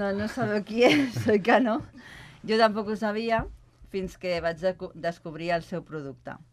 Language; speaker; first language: Catalan; non-native, local second language; Spanish